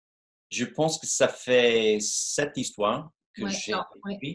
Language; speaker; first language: French; non-native, fluent; English